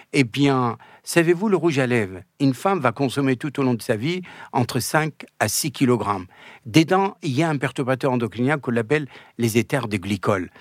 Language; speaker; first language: French; non-native, fluent; Arabic